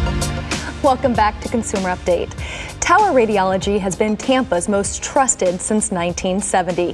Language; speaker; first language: English; native; English